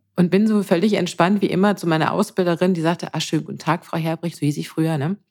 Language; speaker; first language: German; native; German